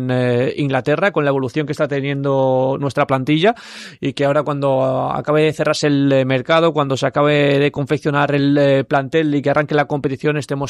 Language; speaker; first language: Spanish; native; Spanish